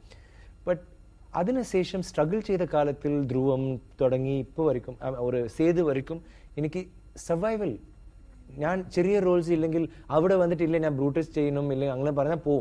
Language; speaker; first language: Malayalam; non-native, learner; Tamil